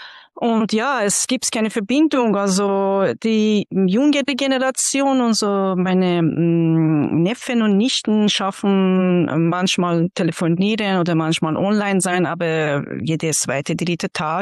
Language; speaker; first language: German; non-native, fluent; Persian